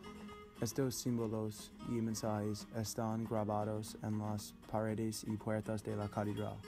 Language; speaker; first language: Spanish; non-native, learner; English